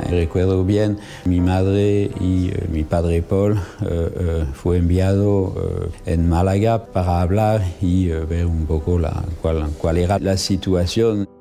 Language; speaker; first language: Spanish; non-native, fluent; French